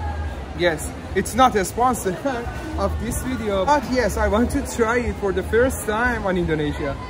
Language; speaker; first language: English; non-native, learner; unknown